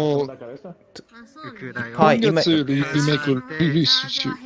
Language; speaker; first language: Japanese; non-native, learner; English